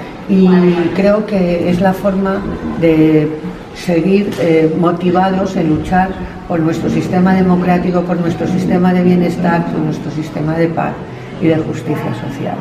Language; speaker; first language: Spanish; native; Spanish